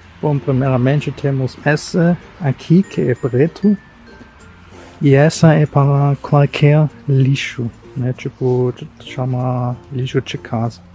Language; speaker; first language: Portuguese; non-native, fluent; German